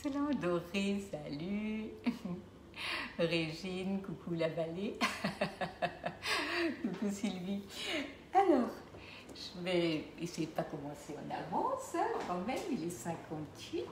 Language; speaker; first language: French; native; French